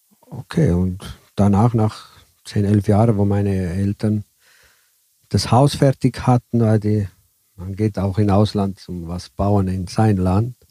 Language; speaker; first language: German; early bilingual, heritage; Italian